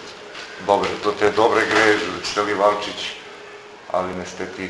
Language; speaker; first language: Polish; non-native, fluent; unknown